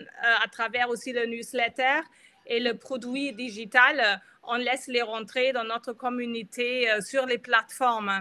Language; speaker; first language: French; non-native, fluent; German